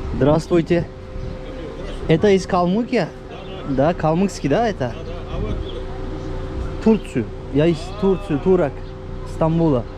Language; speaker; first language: Russian; non-native, learner; Turkish